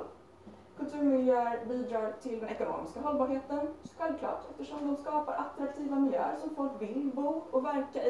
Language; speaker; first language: Swedish; native; Swedish